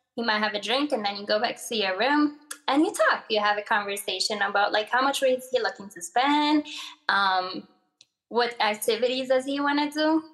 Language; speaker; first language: English; early bilingual, other home language; Arabic